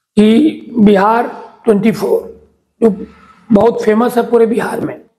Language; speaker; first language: Hindi; native; Hindi